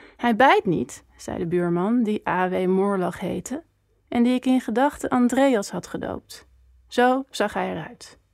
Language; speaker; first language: Dutch; native; Dutch